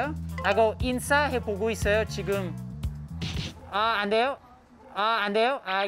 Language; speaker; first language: Korean; non-native, learner; English